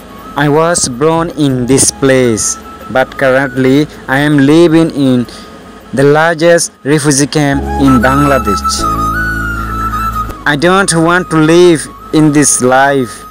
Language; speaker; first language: English; non-native, local second language; Rohingya